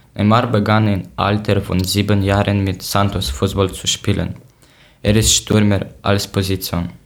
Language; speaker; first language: German; non-native, learner; Ukrainian